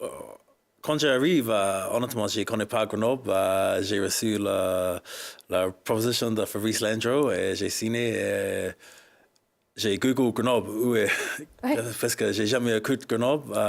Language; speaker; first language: French; non-native, learner; English